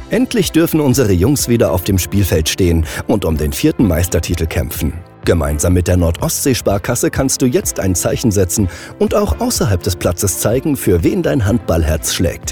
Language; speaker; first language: German; native; German